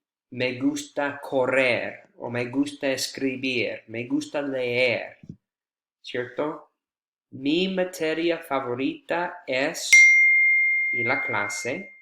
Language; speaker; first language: Spanish; non-native, fluent; English